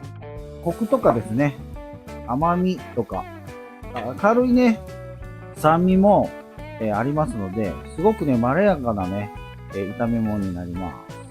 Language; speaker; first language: Japanese; native; Japanese